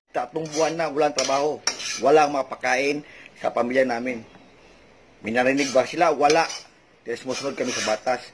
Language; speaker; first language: Filipino; native; Filipino